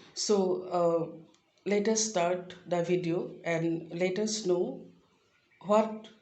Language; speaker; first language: English; non-native, local second language; Assamese